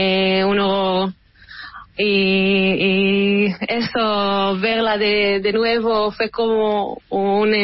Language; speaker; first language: Spanish; early bilingual, heritage; Hebrew